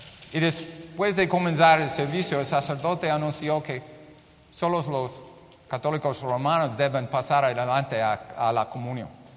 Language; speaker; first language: Spanish; non-native, learner; English